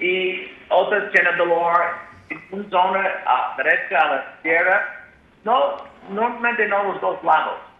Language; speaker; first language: Spanish; non-native, learner; English